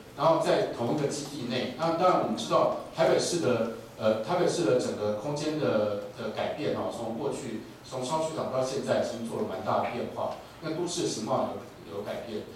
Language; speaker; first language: Chinese; native; Chinese